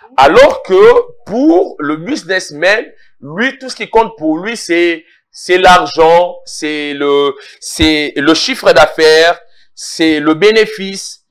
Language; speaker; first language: French; non-native, local second language; Lingala